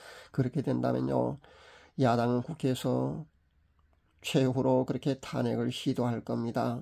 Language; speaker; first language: Korean; native; Korean